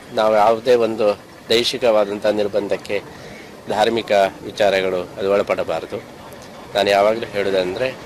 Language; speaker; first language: Kannada; native; Kannada